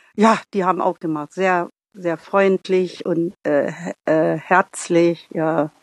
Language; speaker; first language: German; non-native, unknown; Vietnamese